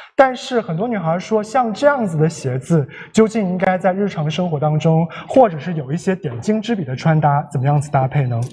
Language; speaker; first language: Chinese; native; Chinese